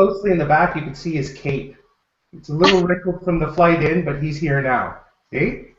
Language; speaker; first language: English; native; English